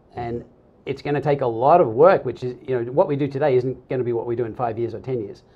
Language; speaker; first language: English; native; English